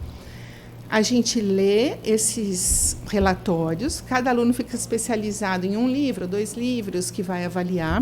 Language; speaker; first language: Portuguese; native; Portuguese